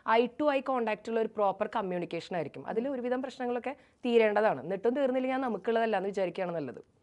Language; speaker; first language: Malayalam; native; Malayalam